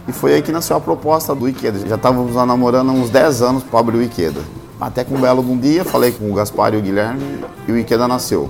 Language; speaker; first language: Portuguese; native; Portuguese